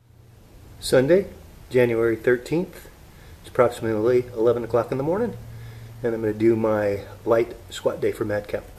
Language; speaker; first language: English; native; English